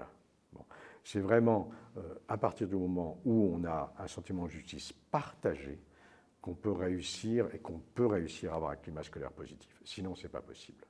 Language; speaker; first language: French; native; French